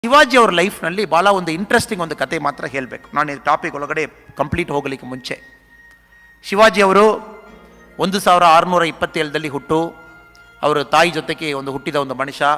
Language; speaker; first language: Kannada; non-native, local second language; Tamil